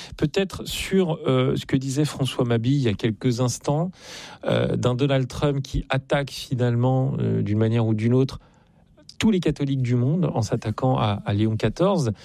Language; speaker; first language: French; native; French